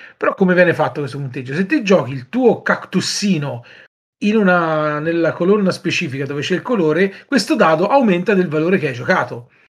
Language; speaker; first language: Italian; native; Italian